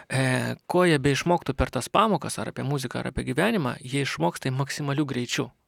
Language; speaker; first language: Lithuanian; non-native, local second language; Russian